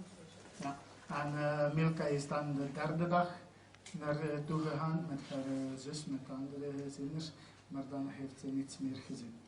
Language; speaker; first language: Dutch; non-native, fluent; Croatian